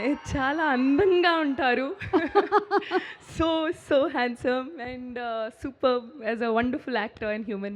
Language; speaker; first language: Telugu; non-native, learner; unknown